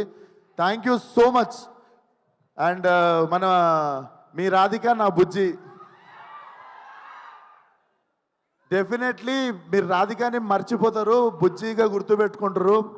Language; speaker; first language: Telugu; native; Telugu